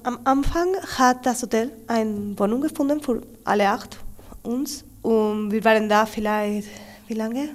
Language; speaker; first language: German; non-native, learner; Spanish